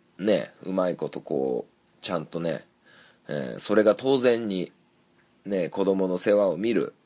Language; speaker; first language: Japanese; native; Japanese